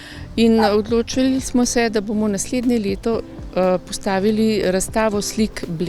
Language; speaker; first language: Slovenian; native; Slovenian